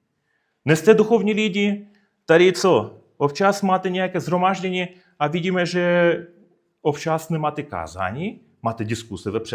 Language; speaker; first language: Czech; non-native, fluent; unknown